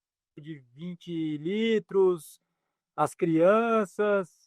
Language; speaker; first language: Portuguese; native; Portuguese